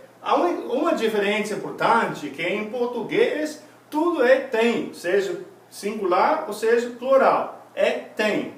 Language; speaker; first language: Portuguese; non-native, fluent; English